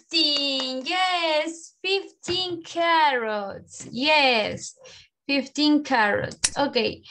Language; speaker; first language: English; non-native, learner; Spanish